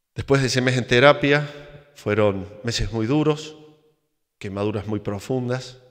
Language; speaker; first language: Spanish; native; Spanish